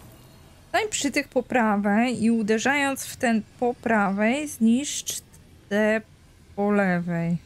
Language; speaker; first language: Polish; native; Polish